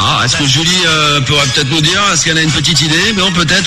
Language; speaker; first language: French; native; French